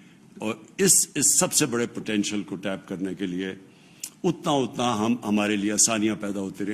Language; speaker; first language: Urdu; native; Urdu